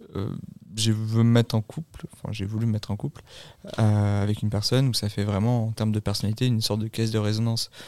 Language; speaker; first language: French; native; French